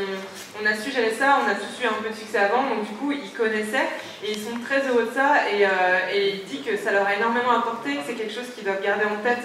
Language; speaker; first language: French; native; French